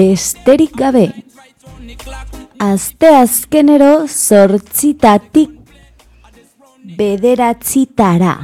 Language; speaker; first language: Basque; non-native, local second language; Spanish